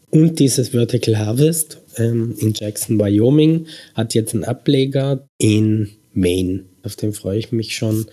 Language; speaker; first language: German; native; German